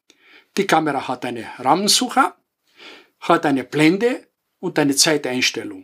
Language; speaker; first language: German; non-native, fluent; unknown